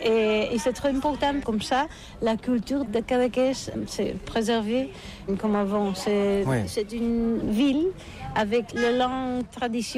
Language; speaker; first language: French; non-native, learner; Catalan